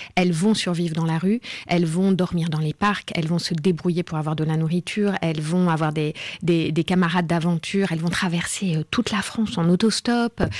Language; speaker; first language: French; native; French